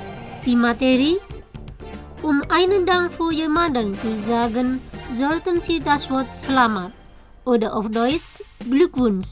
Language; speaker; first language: German; non-native, learner; Indonesian